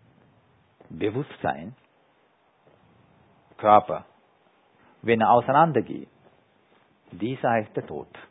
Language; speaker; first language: German; non-native, fluent; Sinhala